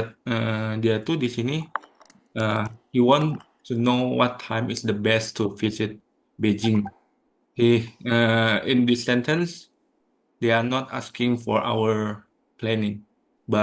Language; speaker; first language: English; non-native, fluent; Indonesian